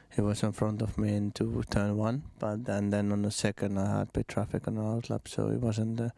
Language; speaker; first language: English; non-native, fluent; Finnish